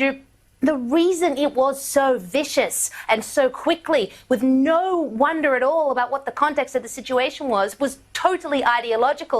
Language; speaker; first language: English; native; English